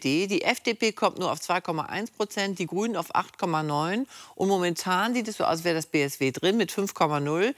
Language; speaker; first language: German; native; German